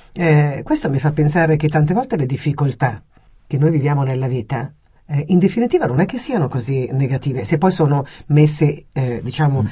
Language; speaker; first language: Italian; native; Italian